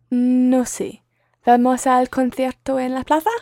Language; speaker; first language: Spanish; non-native, learner; English